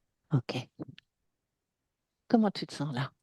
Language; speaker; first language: French; native; French